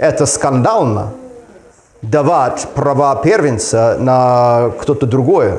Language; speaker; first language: Russian; non-native, fluent; English